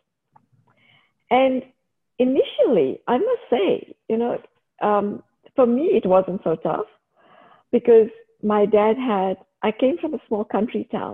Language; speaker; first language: English; native; English